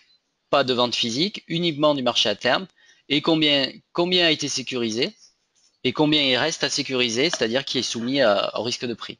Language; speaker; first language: French; native; French